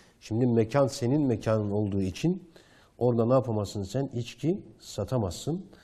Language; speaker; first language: Turkish; native; Turkish